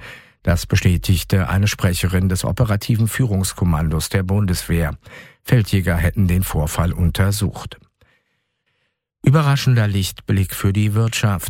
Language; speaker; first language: German; native; German